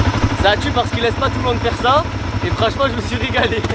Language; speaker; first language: French; native; French